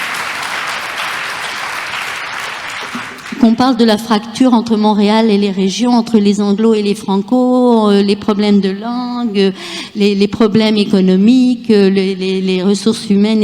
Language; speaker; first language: French; native; French